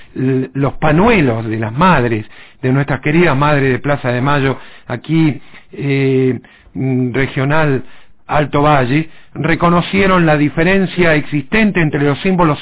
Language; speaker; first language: Spanish; native; Spanish